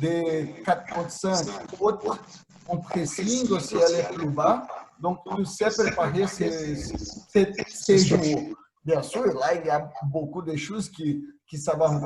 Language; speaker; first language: French; non-native, fluent; Portuguese